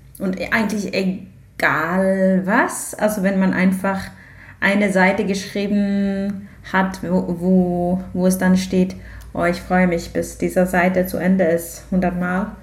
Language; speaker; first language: German; non-native, fluent; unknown